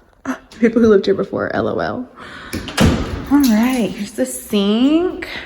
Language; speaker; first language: English; native; English